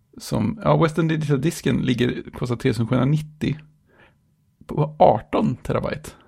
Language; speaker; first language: Swedish; native; Swedish